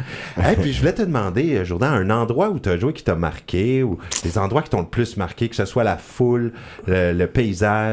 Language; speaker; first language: French; native; French